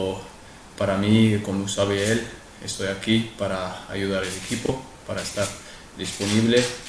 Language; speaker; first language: Spanish; non-native, fluent; Arabic